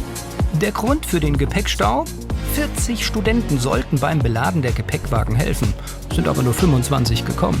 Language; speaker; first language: German; native; German